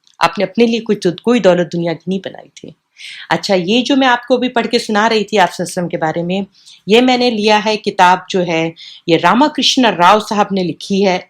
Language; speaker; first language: Urdu; native; Urdu